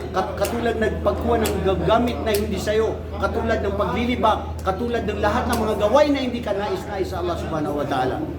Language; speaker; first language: Filipino; non-native, local second language; Maranao